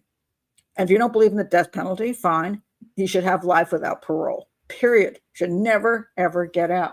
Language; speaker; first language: English; native; English